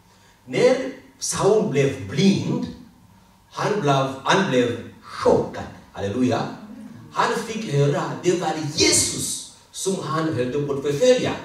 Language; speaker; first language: Swedish; non-native, fluent; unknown